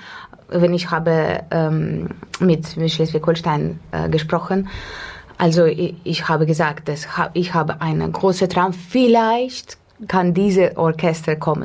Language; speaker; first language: German; non-native, learner; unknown